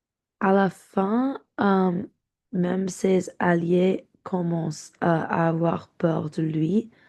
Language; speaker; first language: French; non-native, learner; English